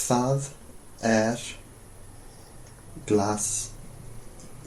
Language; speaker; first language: Icelandic; non-native, learner; English